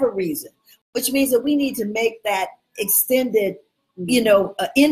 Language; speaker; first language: English; native; English